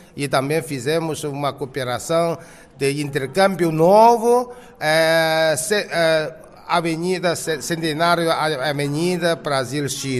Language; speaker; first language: Portuguese; non-native, fluent; Chinese